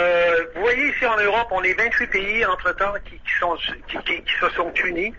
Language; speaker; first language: French; native; French